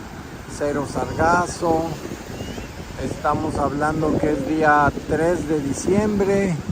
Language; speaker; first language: Spanish; native; Spanish